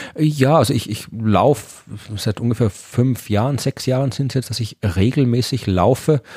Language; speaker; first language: German; native; German